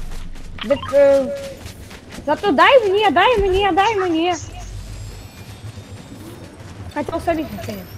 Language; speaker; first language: Russian; native; Russian